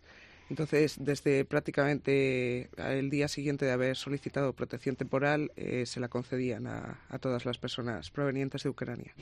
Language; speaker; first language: Spanish; native; Spanish